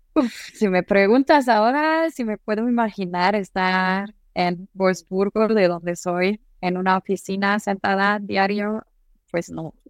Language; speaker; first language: Spanish; non-native, fluent; German